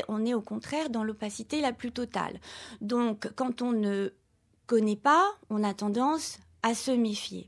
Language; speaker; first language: French; native; French